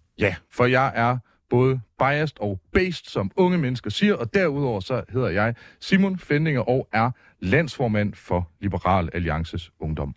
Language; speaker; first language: Danish; native; Danish